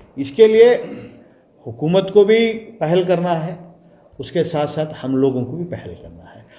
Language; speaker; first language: Hindi; non-native, local second language; Urdu